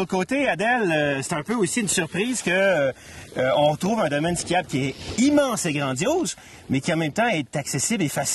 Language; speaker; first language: French; native; French